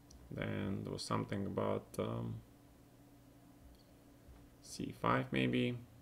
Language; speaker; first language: English; non-native, fluent; Russian